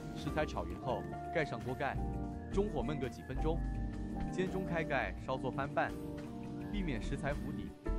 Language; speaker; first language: Chinese; native; Chinese